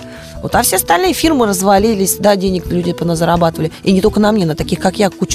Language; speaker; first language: Russian; native; Russian